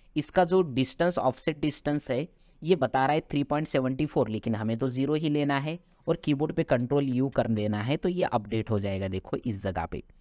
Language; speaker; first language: Hindi; non-native, local second language; Marathi